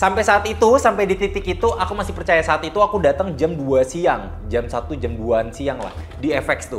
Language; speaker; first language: Indonesian; native; Indonesian